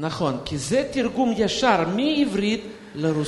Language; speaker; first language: Hebrew; non-native, fluent; Russian